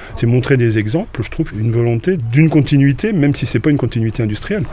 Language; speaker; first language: French; native; French